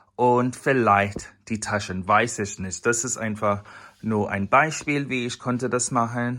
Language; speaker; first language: German; non-native, fluent; English